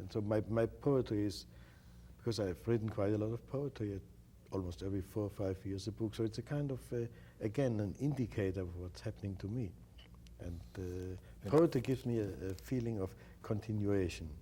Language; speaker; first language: English; non-native, fluent; German